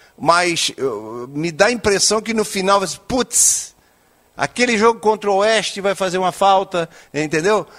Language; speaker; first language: Portuguese; native; Portuguese